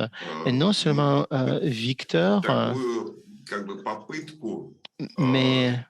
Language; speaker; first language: French; non-native, fluent; Russian